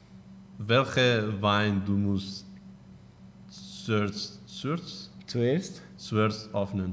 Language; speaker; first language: German; non-native, learner; Spanish